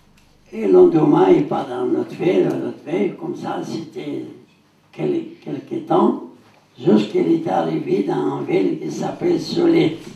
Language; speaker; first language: French; non-native, learner; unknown